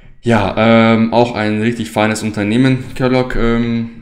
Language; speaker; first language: German; native; German